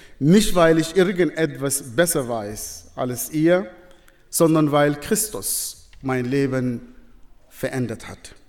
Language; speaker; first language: German; non-native, fluent; Arabic